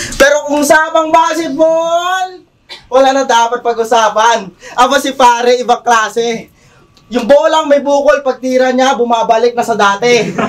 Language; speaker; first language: Filipino; native; Filipino